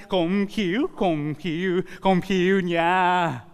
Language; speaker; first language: Vietnamese; non-native, learner; Japanese